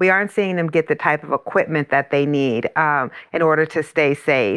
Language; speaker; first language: English; native; English